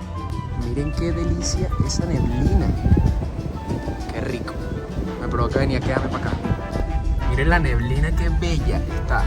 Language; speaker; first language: Spanish; native; Spanish